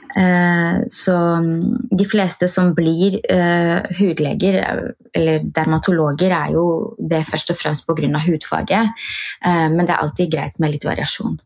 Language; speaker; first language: Norwegian; early bilingual, other home language; Arabic